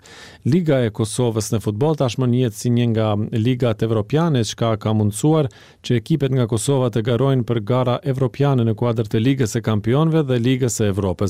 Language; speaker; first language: Albanian; native; Albanian